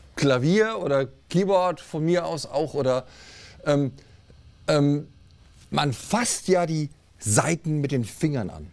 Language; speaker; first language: German; native; German